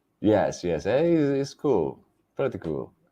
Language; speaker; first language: English; non-native, learner; Italian